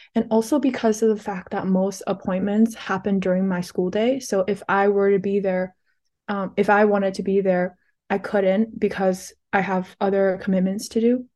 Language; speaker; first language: English; early bilingual, other home language; Chinese